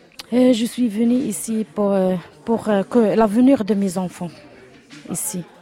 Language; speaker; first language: French; non-native, learner; Arabic